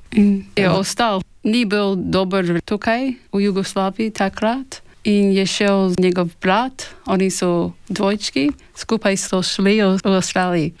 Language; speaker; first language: Slovenian; early bilingual, heritage; Slovenian